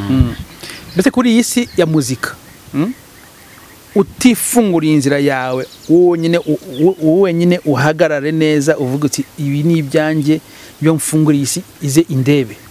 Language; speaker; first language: Kinyarwanda; early bilingual, heritage; Kinyarwanda